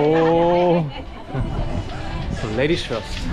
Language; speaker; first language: English; non-native, fluent; German